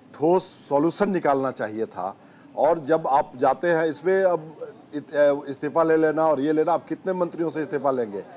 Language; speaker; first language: Hindi; native; Hindi